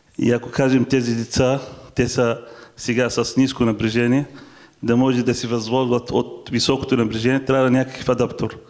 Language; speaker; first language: Bulgarian; non-native, fluent; Arabic